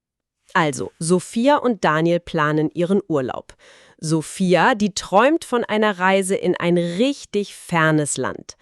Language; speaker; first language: German; native; German